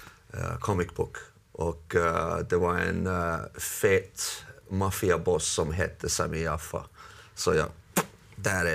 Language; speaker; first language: Swedish; non-native, local second language; Finnish